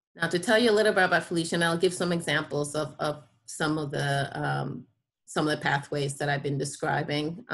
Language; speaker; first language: English; non-native, fluent; Spanish